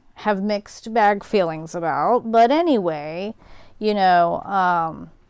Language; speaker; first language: English; native; English